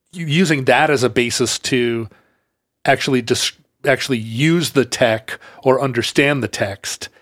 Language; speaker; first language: English; native; English